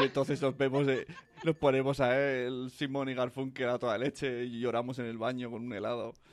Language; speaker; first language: Spanish; native; Spanish